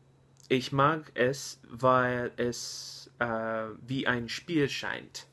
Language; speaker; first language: German; non-native, learner; English